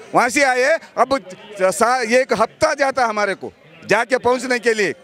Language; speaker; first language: Hindi; native; Hindi